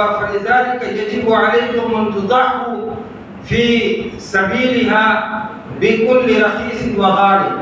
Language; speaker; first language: Arabic; non-native, fluent; Urdu